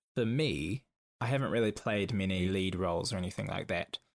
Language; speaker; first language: English; native; English